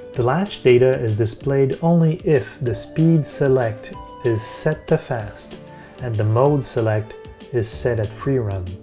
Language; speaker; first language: English; native; English